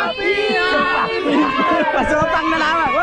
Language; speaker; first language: Filipino; native; Filipino